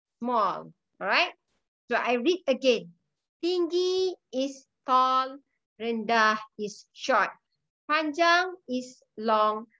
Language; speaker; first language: English; non-native, local second language; Malay